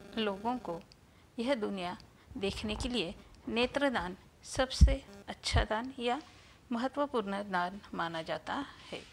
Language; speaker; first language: Hindi; non-native, local second language; Marathi